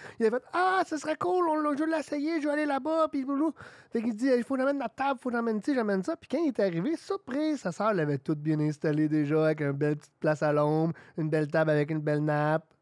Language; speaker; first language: French; native; French